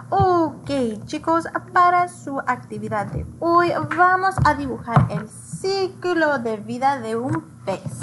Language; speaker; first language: Spanish; early bilingual, heritage; Spanish